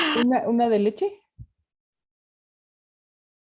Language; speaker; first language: Spanish; native; Spanish